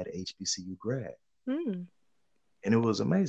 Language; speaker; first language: English; native; English